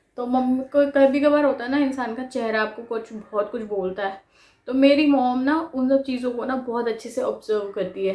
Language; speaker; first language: Hindi; non-native, local second language; Bangla